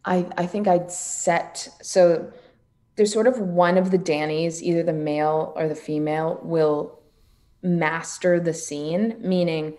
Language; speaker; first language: English; native; English